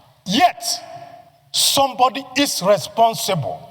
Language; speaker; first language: English; non-native, local second language; Igbo